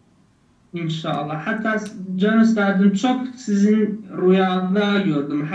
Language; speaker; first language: Turkish; non-native, learner; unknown